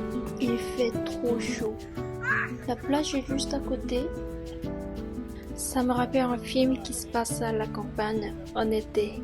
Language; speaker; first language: French; non-native, fluent; Korean